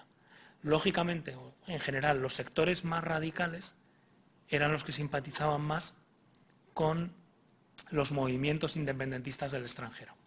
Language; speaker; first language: Spanish; native; Spanish